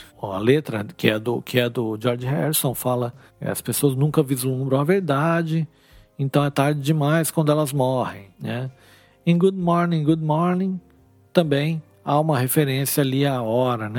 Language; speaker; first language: Portuguese; native; Portuguese